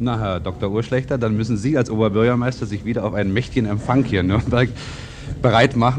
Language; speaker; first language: German; native; German